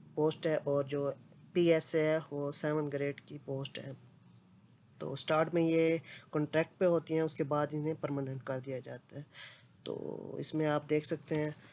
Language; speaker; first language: Urdu; non-native, local second language; Punjabi